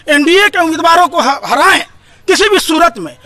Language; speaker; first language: Hindi; native; Hindi